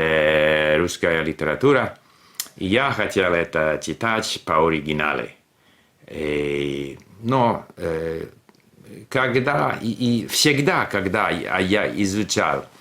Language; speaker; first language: Russian; non-native, fluent; English